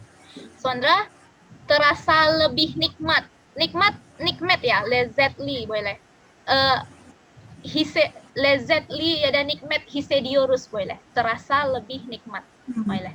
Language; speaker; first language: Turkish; non-native, learner; Indonesian